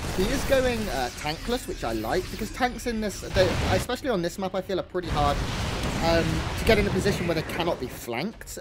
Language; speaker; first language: English; native; English